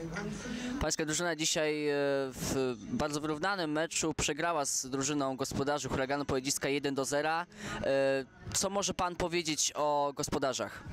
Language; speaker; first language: Polish; native; Polish